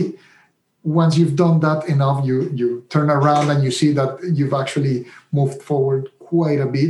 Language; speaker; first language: English; non-native, fluent; Spanish